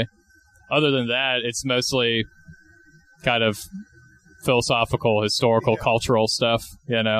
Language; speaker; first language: English; native; English